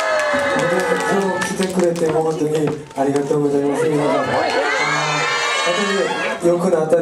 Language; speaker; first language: Japanese; non-native, learner; Korean